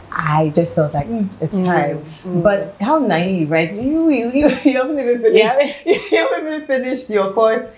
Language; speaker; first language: English; non-native, local second language; Ga